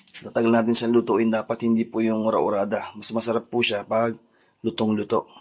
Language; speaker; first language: Filipino; native; Filipino